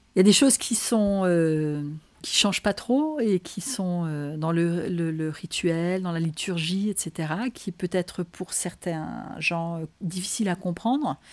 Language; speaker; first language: French; non-native, fluent; Danish